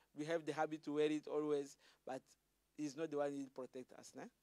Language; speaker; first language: English; non-native, fluent; Lingala